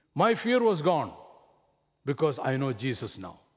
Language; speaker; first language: English; non-native, local second language; Malayalam